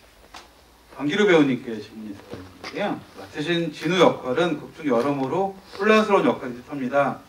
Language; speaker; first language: Korean; native; Korean